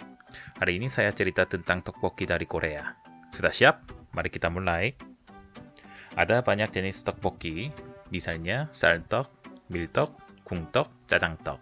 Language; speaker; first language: Indonesian; non-native, fluent; Korean